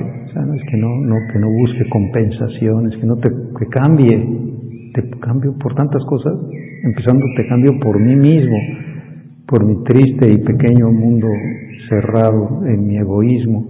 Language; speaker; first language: Spanish; native; Spanish